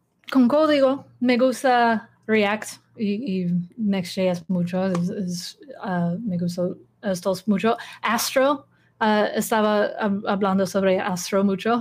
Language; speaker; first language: Spanish; non-native, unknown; English